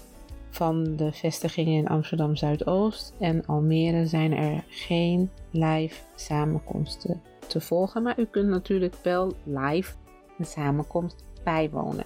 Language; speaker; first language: Dutch; native; Dutch